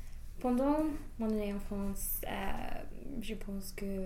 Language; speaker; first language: French; non-native, learner; English